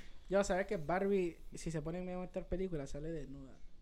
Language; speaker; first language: Spanish; early bilingual, heritage; Spanish